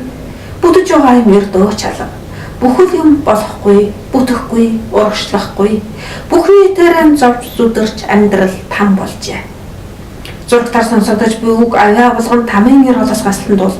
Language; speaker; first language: Mongolian; native; Mongolian